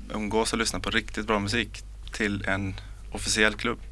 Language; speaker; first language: Swedish; native; Swedish